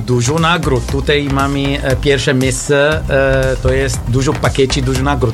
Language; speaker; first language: Polish; non-native, learner; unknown